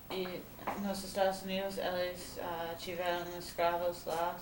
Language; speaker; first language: Portuguese; non-native, fluent; Spanish